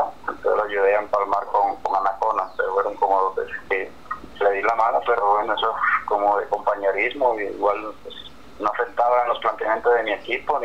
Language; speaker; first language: Spanish; native; Spanish